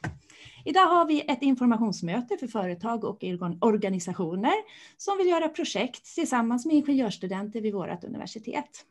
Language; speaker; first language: Swedish; native; Swedish